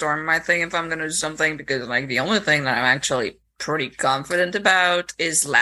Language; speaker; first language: English; non-native, fluent; French